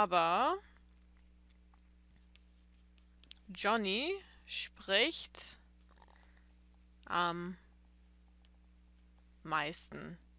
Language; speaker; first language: German; non-native, fluent; English